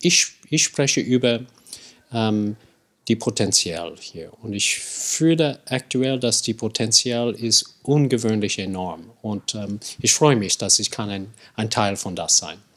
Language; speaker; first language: German; non-native, fluent; English